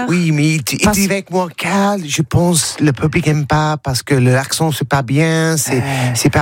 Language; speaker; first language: French; non-native, learner; English